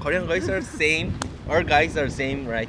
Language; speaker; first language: English; non-native, learner; Korean